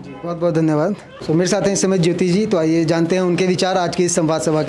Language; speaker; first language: Hindi; native; Hindi